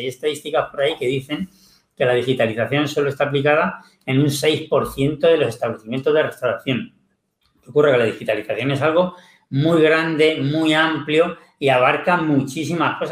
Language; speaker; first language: Spanish; native; Spanish